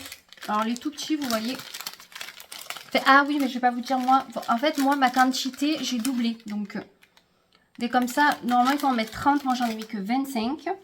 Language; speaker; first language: French; native; French